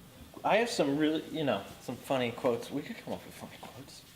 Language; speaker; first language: English; native; English